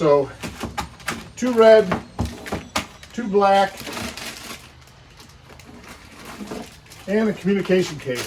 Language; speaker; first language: English; native; English